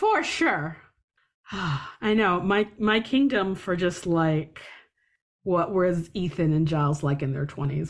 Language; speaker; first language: English; native; English